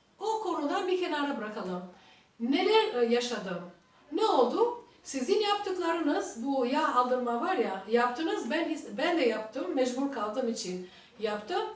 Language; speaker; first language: Turkish; non-native, fluent; Albanian